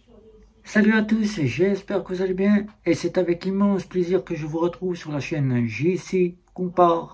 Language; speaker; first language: French; native; French